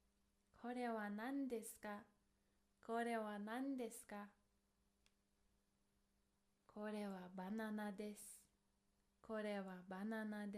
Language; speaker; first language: Japanese; non-native, fluent; English